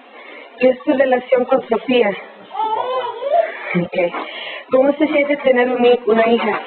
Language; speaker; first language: Spanish; non-native, learner; English